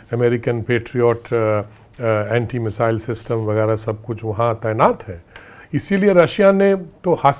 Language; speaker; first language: Hindi; native; Hindi